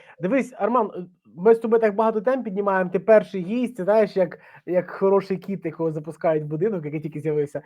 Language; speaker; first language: Ukrainian; native; Ukrainian